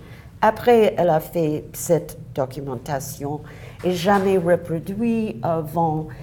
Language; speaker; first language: French; non-native, fluent; English